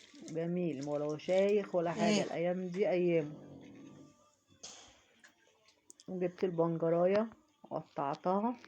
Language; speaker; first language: Arabic; native; Arabic